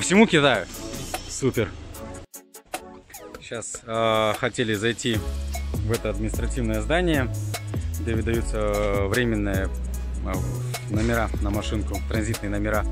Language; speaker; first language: Russian; native; Russian